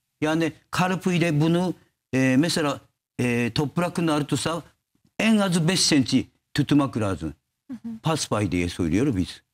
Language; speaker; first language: Turkish; non-native, learner; Japanese